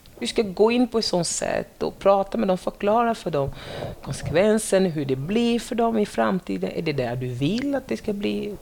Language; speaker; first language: Swedish; non-native, fluent; French